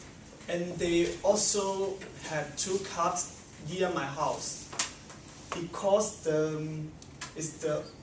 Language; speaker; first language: English; non-native, learner; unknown